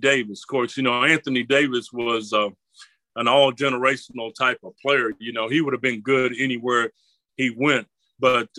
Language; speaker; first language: English; native; English